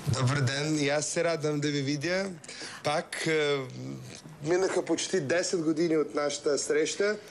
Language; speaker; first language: Bulgarian; non-native, learner; Russian